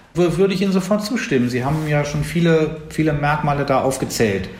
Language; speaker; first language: German; native; German